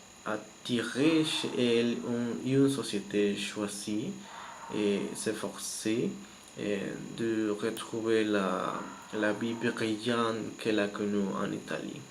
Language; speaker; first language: French; non-native, fluent; Spanish